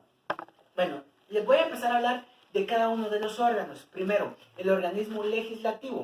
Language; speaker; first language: Spanish; native; Spanish